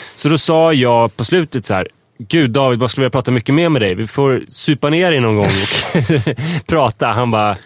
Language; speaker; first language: Swedish; native; Swedish